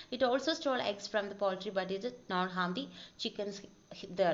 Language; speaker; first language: English; non-native, local second language; Malayalam